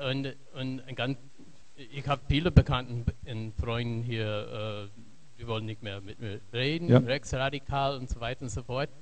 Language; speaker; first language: German; non-native, learner; English